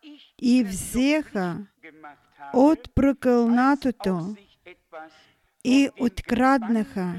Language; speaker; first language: Bulgarian; non-native, fluent; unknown